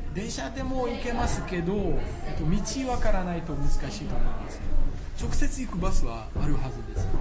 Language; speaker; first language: Japanese; non-native, fluent; Dutch